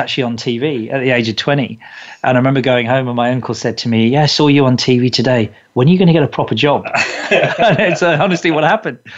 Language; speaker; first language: English; native; English